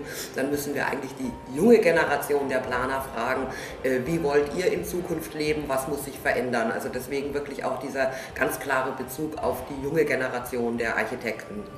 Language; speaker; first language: German; native; German